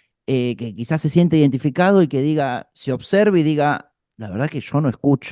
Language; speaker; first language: Spanish; native; Spanish